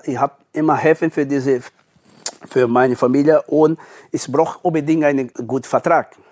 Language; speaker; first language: German; non-native, learner; Portuguese